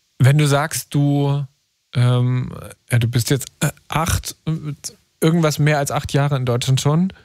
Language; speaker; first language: German; native; German